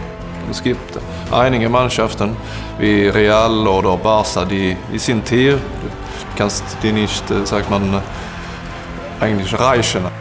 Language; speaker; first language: German; non-native, fluent; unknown